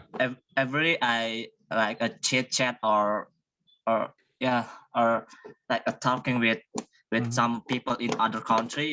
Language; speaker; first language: English; non-native, learner; Indonesian